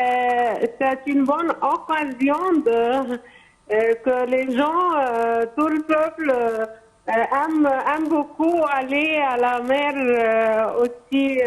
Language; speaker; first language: French; non-native, fluent; Arabic